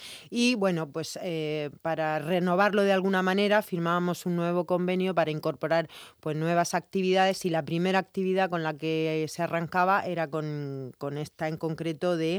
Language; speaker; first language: Spanish; native; Spanish